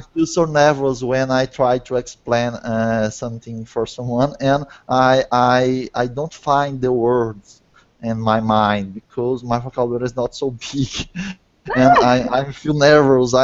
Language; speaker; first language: English; non-native, learner; Portuguese